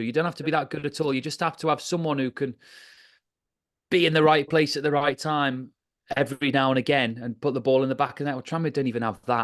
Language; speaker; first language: English; native; English